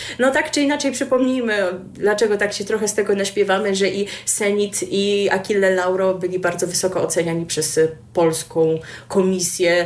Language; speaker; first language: Polish; native; Polish